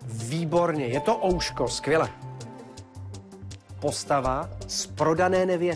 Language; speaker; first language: Czech; native; Czech